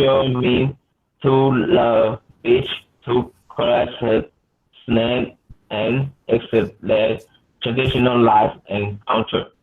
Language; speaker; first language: English; non-native, learner; Chinese